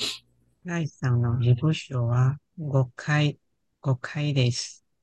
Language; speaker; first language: Japanese; non-native, learner; Chinese